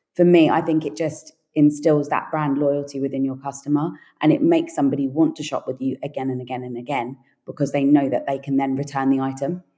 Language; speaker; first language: English; native; English